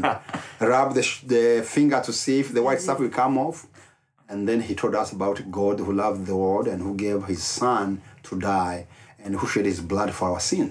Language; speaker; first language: English; non-native, local second language; Kinyarwanda